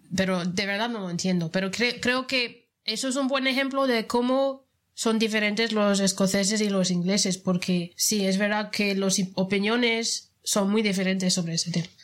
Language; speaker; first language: Spanish; non-native, fluent; English